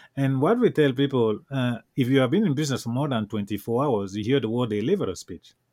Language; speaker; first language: English; non-native, local second language; French